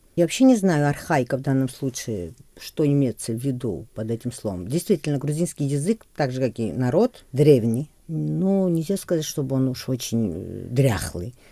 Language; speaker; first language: Russian; non-native, local second language; Georgian